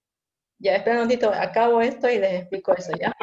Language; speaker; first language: Spanish; native; Spanish